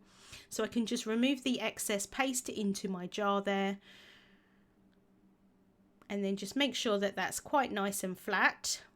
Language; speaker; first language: English; native; English